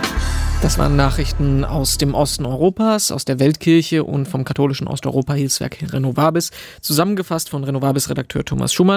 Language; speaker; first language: German; native; German